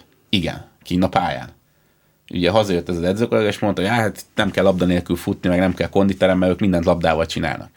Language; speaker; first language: Hungarian; native; Hungarian